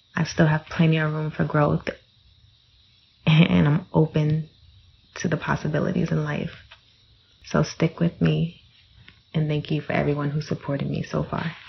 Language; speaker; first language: English; native; English